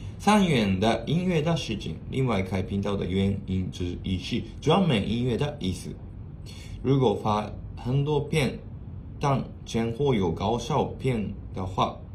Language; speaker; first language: Chinese; non-native, fluent; Japanese